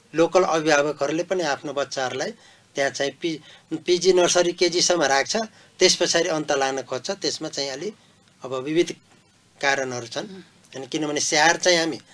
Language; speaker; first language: Nepali; non-native, local second language; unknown